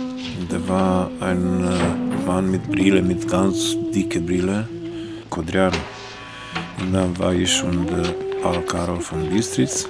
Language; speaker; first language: German; non-native, fluent; Romanian